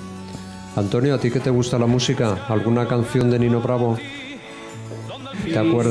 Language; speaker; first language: Spanish; native; Spanish